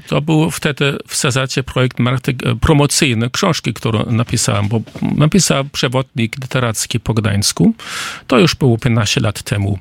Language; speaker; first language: Polish; non-native, fluent; German